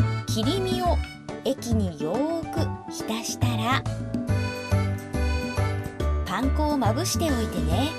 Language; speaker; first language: Japanese; native; Japanese